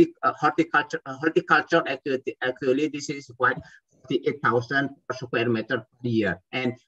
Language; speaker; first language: English; non-native, fluent; Indonesian